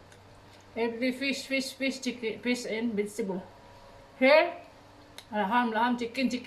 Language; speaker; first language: English; non-native, learner; Cebuano